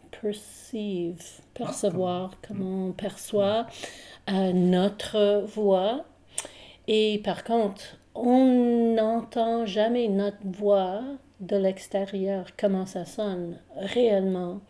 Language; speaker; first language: French; non-native, local second language; English